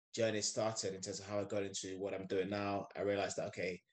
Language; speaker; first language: English; non-native, local second language; Yoruba